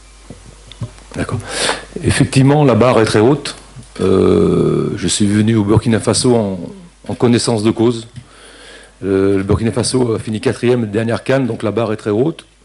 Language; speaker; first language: French; native; French